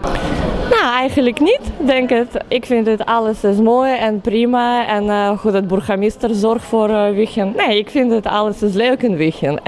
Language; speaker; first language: Dutch; non-native, learner; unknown